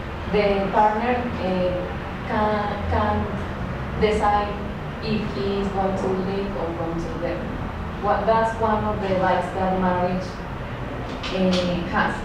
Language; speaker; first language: English; non-native, learner; Spanish